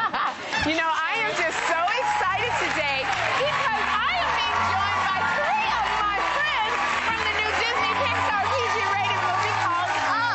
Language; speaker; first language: English; native; English